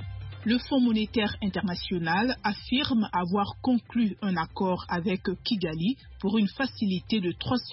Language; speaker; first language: French; native; French